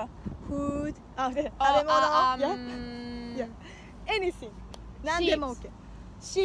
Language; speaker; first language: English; non-native, learner; Japanese